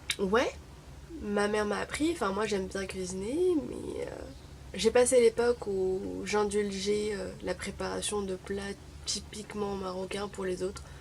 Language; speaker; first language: French; non-native, local second language; Arabic